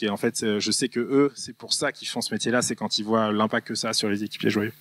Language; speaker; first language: French; native; French